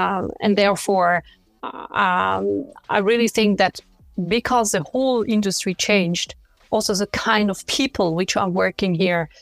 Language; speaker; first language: English; non-native, fluent; French